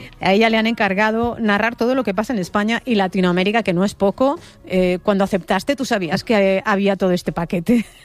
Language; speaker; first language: Spanish; native; Spanish